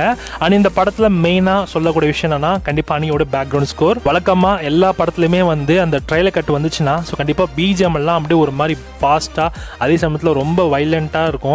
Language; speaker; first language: Tamil; native; Tamil